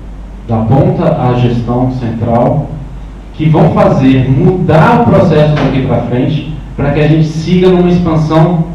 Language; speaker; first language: Portuguese; native; Portuguese